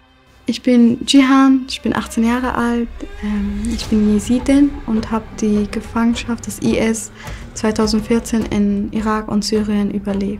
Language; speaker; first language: German; early bilingual, other home language; Kurdish